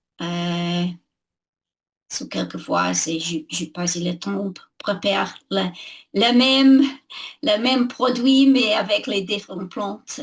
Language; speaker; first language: French; non-native, learner; English